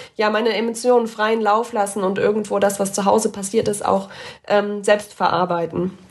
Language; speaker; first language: German; native; German